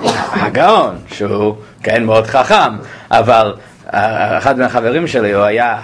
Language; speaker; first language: Hebrew; non-native, fluent; English